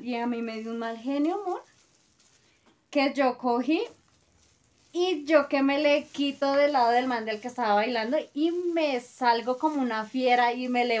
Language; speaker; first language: Spanish; native; Spanish